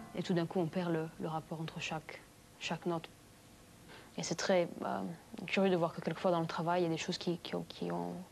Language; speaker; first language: French; native; French